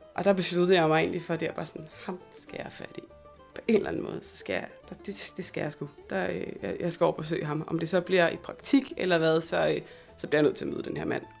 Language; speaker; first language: Danish; native; Danish